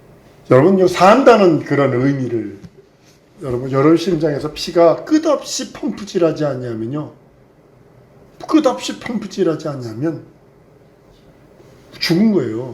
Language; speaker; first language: Korean; native; Korean